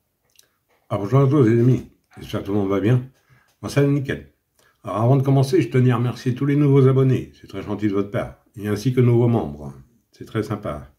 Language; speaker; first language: French; native; French